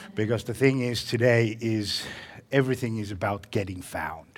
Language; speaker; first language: English; non-native, fluent; Finnish